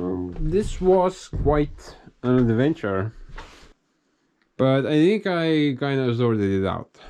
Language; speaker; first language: English; non-native, fluent; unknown